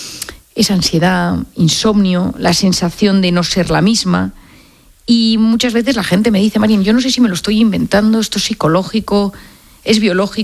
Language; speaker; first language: Spanish; native; Spanish